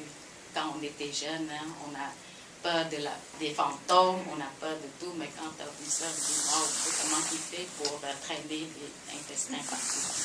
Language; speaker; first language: French; non-native, fluent; Khmer